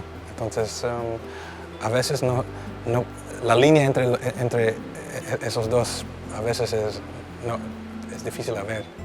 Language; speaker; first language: Spanish; early bilingual, heritage; Spanish